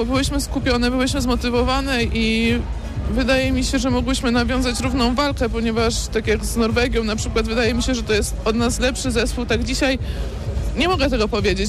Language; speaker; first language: Polish; native; Polish